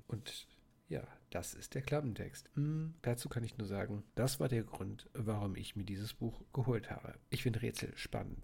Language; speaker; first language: German; native; German